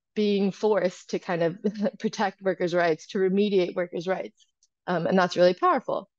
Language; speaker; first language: English; native; English